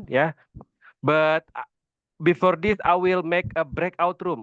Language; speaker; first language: English; non-native, fluent; Indonesian